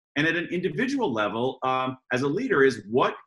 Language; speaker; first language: English; native; English